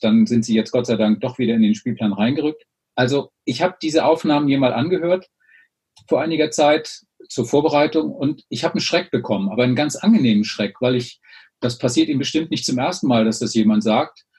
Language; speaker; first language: German; native; German